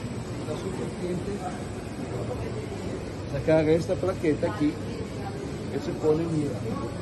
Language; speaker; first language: Spanish; non-native, learner; Italian